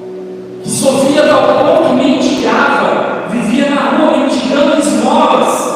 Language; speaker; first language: Portuguese; native; Portuguese